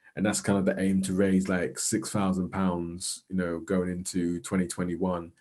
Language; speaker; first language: English; native; English